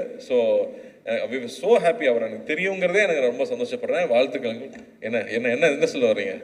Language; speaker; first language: Tamil; native; Tamil